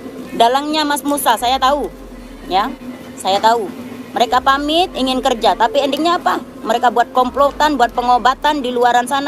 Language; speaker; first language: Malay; non-native, local second language; Javanese